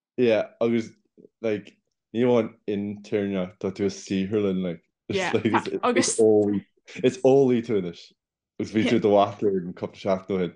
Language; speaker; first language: Irish; non-native, local second language; English